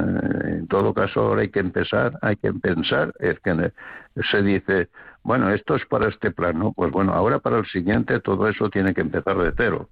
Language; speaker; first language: Spanish; native; Spanish